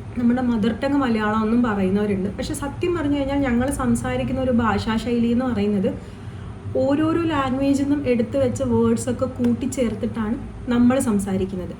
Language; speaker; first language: Malayalam; non-native, local second language; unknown